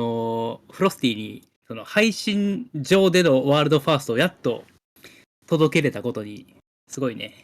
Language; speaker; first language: Japanese; native; Japanese